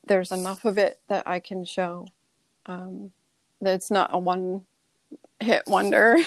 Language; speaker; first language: English; native; English